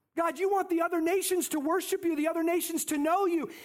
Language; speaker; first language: English; native; English